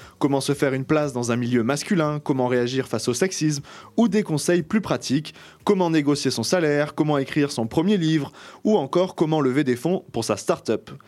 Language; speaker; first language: French; native; French